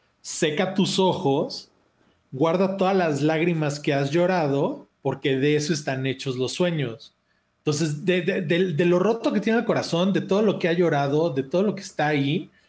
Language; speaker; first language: Spanish; native; Spanish